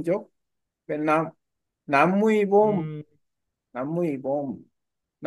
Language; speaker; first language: Korean; non-native, learner; Vietnamese